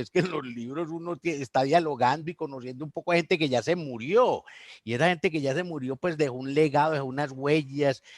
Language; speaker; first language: Spanish; native; Spanish